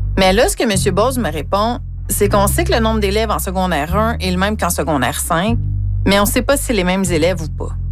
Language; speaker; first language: French; native; French